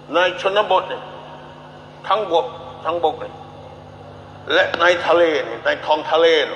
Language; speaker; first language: Thai; non-native, local second language; Malay